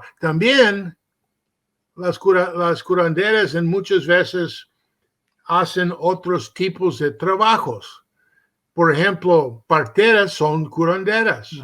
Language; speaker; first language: Spanish; early bilingual, heritage; Spanish